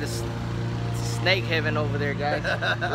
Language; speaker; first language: English; native; English